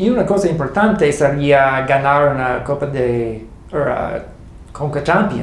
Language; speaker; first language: Spanish; non-native, learner; English